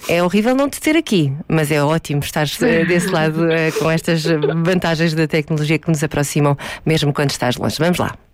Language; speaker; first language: Portuguese; native; Portuguese